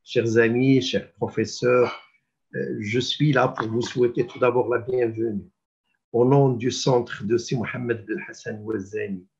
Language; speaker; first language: French; non-native, local second language; Arabic